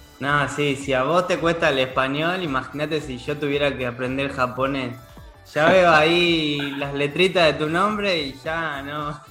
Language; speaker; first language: Spanish; native; Spanish